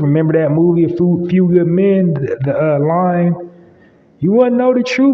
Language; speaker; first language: English; native; English